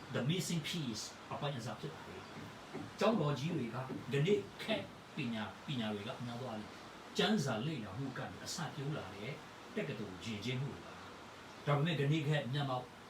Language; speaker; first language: Burmese; non-native, local second language; Tedim Chin